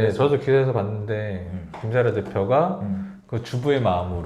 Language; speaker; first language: Korean; native; Korean